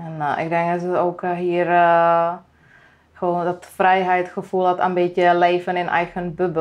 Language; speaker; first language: Dutch; non-native, fluent; Czech